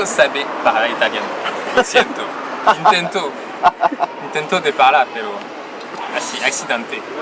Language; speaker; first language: Spanish; non-native, learner; French